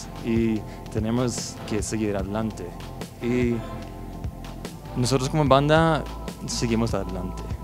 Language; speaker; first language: Spanish; non-native, fluent; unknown